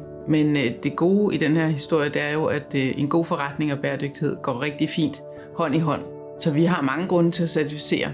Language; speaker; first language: Danish; native; Danish